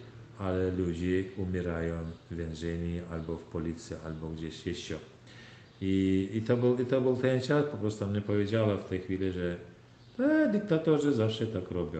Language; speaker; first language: Polish; non-native, learner; Turkmen